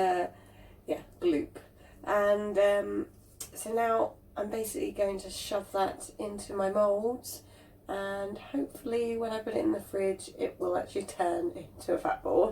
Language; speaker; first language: English; native; English